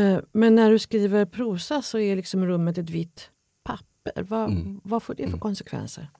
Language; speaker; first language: Swedish; native; Swedish